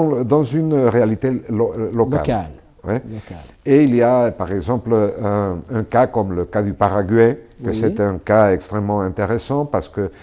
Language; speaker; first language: French; non-native, fluent; Spanish